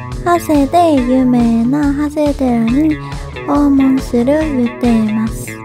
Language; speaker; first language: Japanese; non-native, learner; Korean